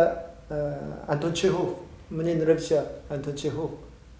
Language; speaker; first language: Russian; non-native, learner; Korean